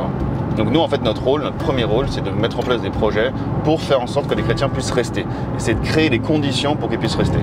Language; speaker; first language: French; native; French